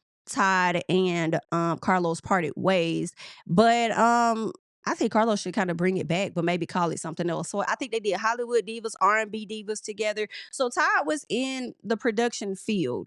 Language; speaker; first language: English; native; English